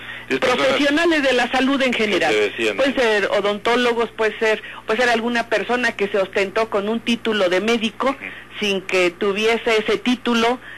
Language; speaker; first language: Spanish; native; Spanish